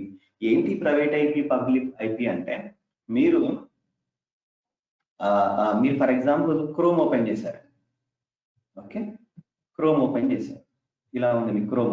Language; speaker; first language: Telugu; native; Telugu